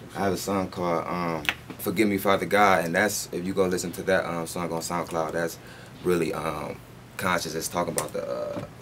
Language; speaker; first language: English; native; English